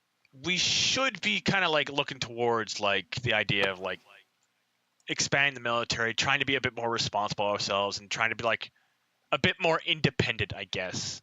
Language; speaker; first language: English; native; English